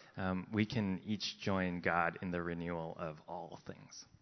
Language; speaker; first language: English; non-native, local second language; Cantonese